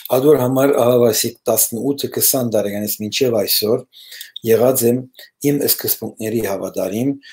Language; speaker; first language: Armenian; early bilingual, heritage; Armenian